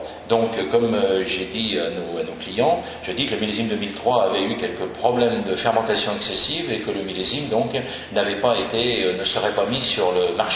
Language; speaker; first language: French; native; French